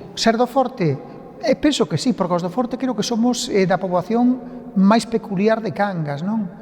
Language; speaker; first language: Galician; non-native, local second language; Spanish